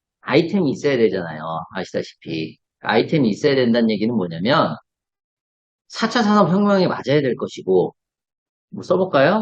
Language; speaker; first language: Korean; native; Korean